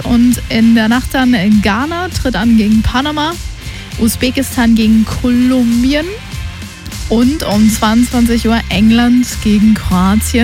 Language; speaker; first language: German; native; German